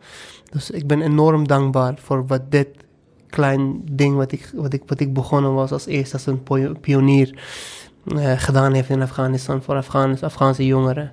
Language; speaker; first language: Dutch; non-native, fluent; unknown